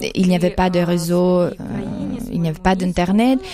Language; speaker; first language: French; non-native, fluent; Ukrainian